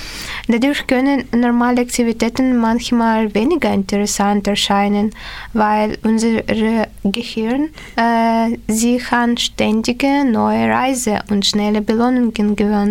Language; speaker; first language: German; non-native, learner; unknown